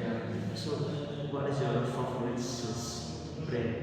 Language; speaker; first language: English; non-native, learner; Indonesian